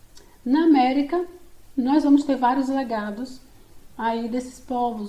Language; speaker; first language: Portuguese; native; Portuguese